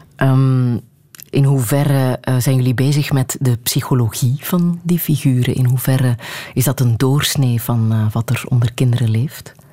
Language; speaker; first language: Dutch; native; Dutch